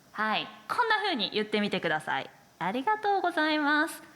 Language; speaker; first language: Japanese; native; Japanese